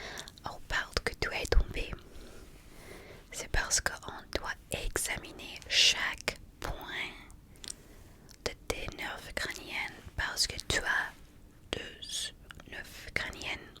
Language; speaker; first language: French; non-native, fluent; English